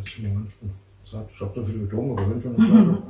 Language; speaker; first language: German; native; German